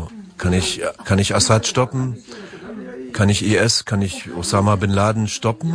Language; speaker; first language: German; native; German